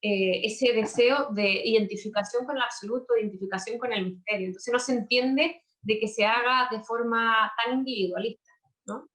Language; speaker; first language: Spanish; native; Spanish